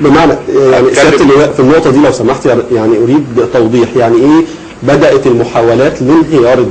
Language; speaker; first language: Arabic; native; Arabic